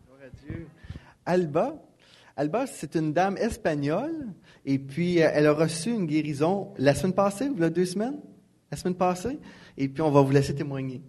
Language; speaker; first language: French; native; French